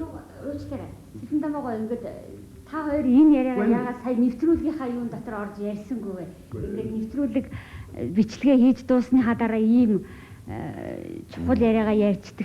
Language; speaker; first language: Mongolian; native; Mongolian